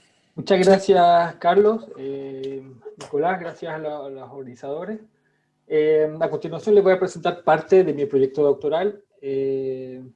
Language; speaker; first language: Spanish; native; Spanish